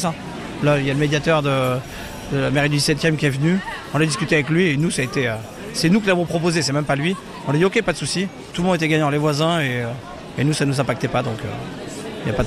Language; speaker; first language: French; native; French